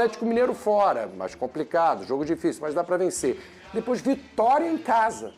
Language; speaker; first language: Portuguese; native; Portuguese